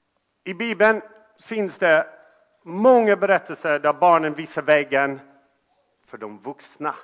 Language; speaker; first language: Swedish; non-native, fluent; English